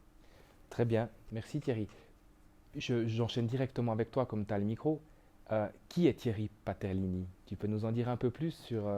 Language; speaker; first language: French; native; French